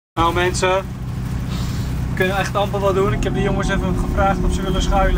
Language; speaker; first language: Dutch; native; Dutch